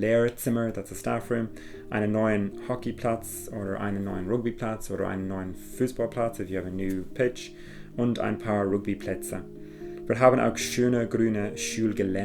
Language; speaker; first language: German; non-native, fluent; English